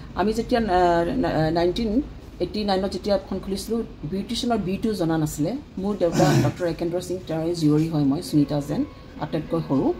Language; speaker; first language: Assamese; native; Assamese